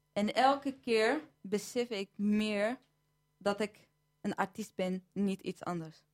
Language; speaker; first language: Dutch; early bilingual, other home language; Arabic